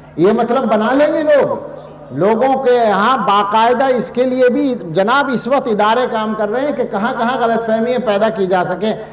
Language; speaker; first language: Urdu; native; Urdu